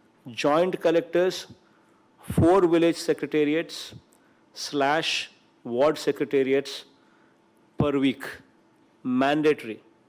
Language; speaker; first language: English; non-native, local second language; Telugu